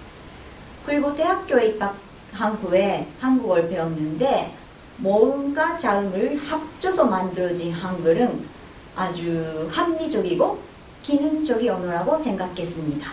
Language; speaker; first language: Korean; non-native, fluent; Japanese